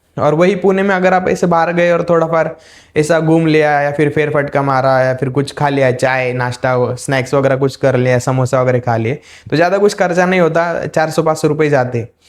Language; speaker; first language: Hindi; non-native, local second language; Marathi